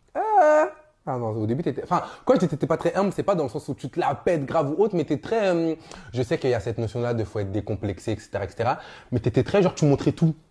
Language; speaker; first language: French; native; French